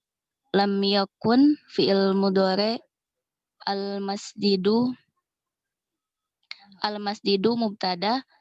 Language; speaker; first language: Arabic; non-native, learner; Indonesian